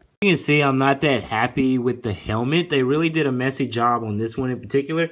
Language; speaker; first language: English; native; English